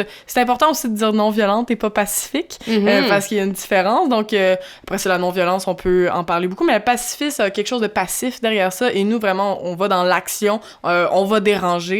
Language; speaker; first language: French; native; French